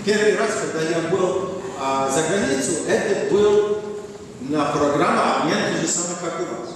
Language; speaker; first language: Russian; non-native, fluent; English